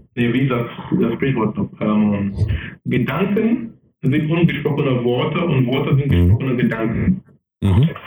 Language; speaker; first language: German; non-native, fluent; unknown